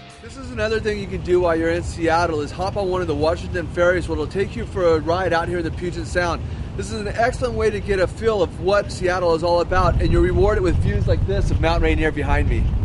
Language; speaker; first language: English; native; English